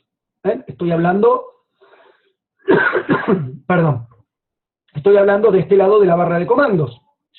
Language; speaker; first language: Spanish; native; Spanish